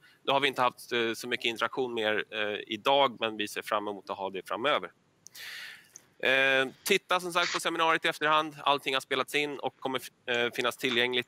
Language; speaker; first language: Swedish; native; Swedish